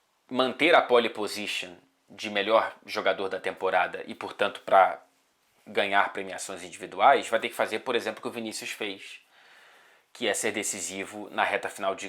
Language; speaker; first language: Portuguese; native; Portuguese